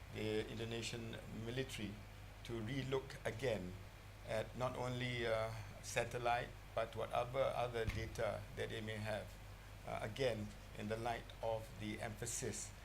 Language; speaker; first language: English; non-native, local second language; Malay